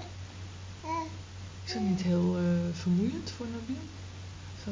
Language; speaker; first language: Dutch; native; Dutch